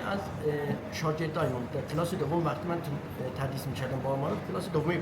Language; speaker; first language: Persian; non-native, local second language; Azerbaijani